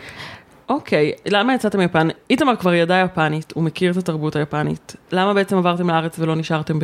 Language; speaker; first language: Hebrew; native; Hebrew